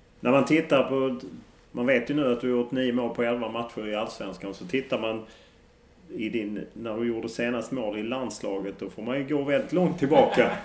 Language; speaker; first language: Swedish; native; Swedish